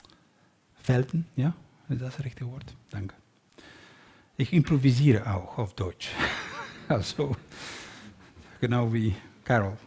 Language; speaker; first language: German; non-native, learner; Dutch